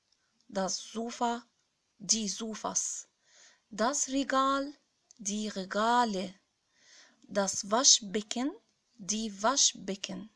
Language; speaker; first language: German; non-native, fluent; Arabic